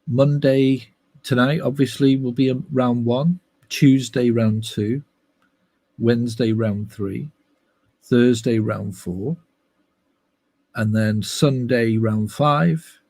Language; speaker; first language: English; native; English